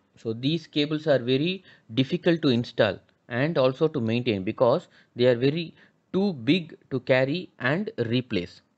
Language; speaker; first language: English; non-native, local second language; Tamil